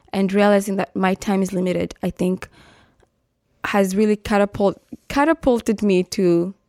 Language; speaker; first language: English; non-native, local second language; Meru